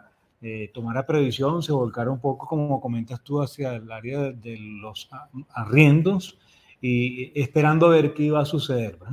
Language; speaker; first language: Spanish; native; Spanish